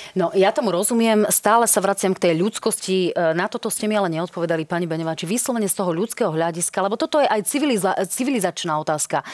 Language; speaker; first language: Slovak; native; Slovak